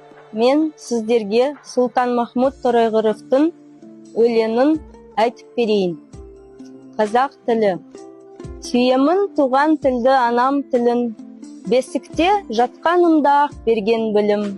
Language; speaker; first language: Kazakh; non-native, local second language; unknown